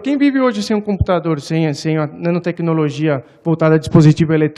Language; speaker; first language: Portuguese; native; Portuguese